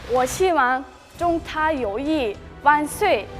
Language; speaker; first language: Chinese; non-native, learner; Tajik